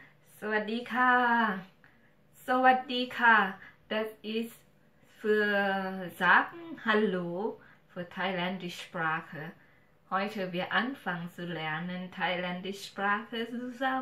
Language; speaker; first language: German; non-native, learner; Thai